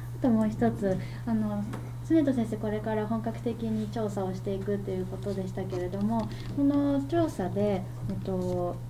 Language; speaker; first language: Japanese; native; Japanese